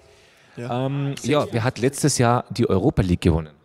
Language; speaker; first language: German; native; German